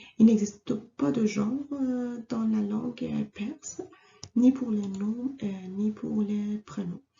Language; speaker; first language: French; non-native, fluent; Persian